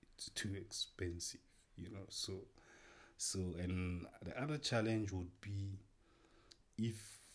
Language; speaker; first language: English; non-native, local second language; Tswana